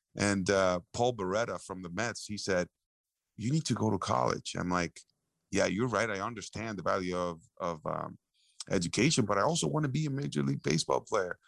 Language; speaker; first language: English; early bilingual, other home language; Spanish